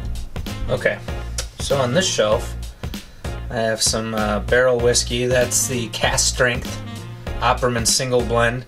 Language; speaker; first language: English; native; English